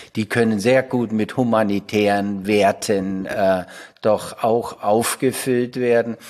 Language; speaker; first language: German; native; German